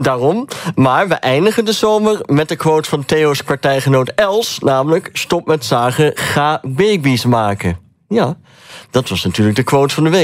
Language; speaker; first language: Dutch; native; Dutch